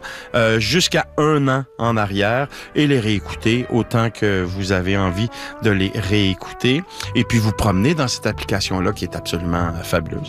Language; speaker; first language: French; native; French